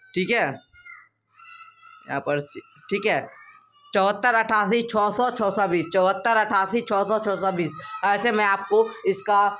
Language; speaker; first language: Hindi; native; Hindi